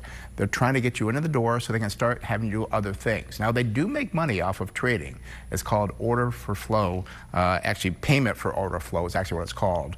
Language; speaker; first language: English; native; English